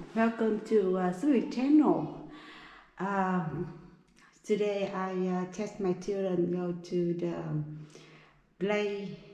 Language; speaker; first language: English; non-native, learner; Vietnamese